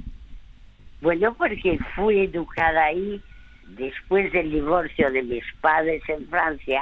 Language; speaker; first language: Spanish; early bilingual, other home language; French